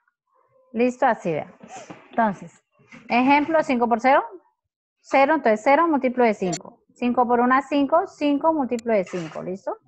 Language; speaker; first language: Spanish; native; Spanish